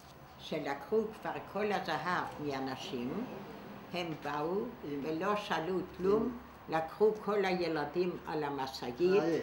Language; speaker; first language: Hebrew; non-native, fluent; Yiddish